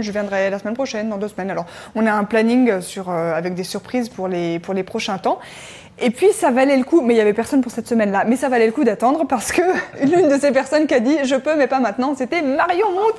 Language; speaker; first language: French; native; French